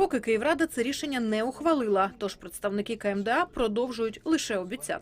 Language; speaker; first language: Ukrainian; native; Ukrainian